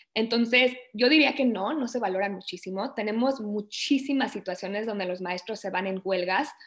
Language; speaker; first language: Spanish; early bilingual, other home language; English